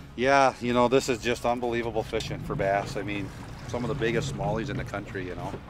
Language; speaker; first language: English; native; English